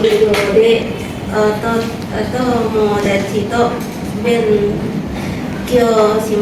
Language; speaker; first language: Japanese; non-native, learner; Indonesian